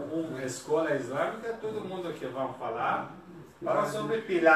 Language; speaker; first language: Portuguese; non-native, learner; Persian